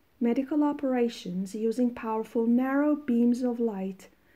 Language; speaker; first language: English; non-native, fluent; Persian